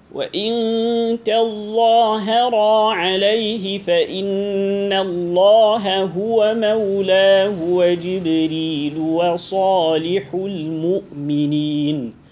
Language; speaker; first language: Arabic; non-native, fluent; Hausa